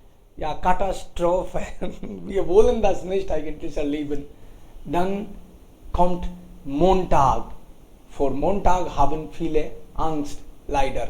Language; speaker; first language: German; non-native, fluent; Hindi